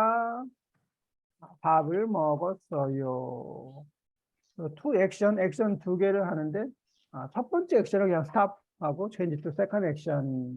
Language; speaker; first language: Korean; native; Korean